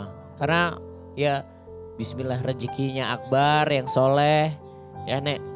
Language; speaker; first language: Indonesian; native; Indonesian